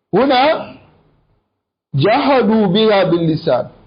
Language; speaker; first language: Arabic; non-native, fluent; French